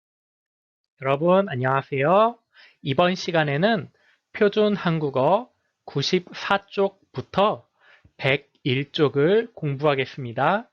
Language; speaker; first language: Korean; native; Korean